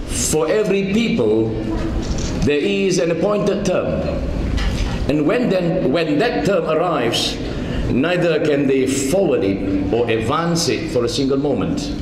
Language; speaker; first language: English; non-native, local second language; Malay